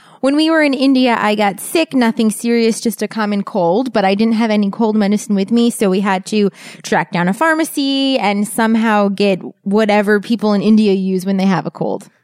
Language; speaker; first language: English; native; English